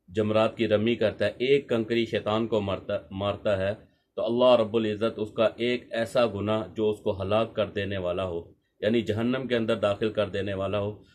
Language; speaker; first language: Urdu; non-native, local second language; Punjabi